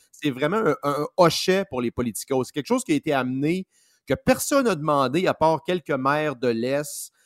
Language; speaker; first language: French; native; French